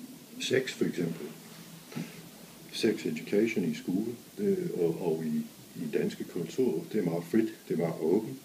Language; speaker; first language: Danish; non-native, fluent; English